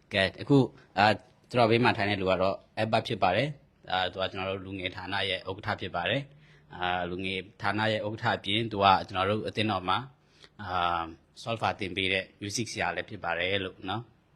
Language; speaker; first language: Burmese; non-native, local second language; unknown